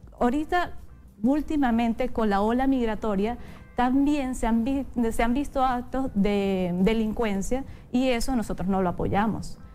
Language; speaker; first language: Spanish; native; Spanish